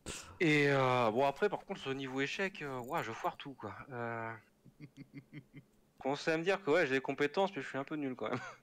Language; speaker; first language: French; native; French